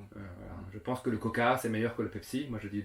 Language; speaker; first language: French; native; French